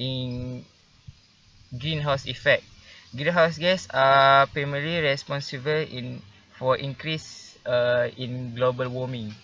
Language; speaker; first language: English; non-native, learner; Malay